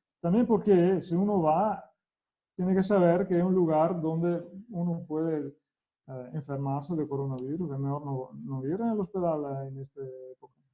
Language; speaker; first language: Spanish; non-native, fluent; Italian